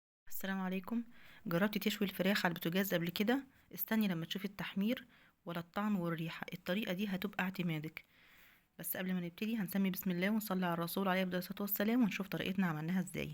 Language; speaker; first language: Arabic; native; Arabic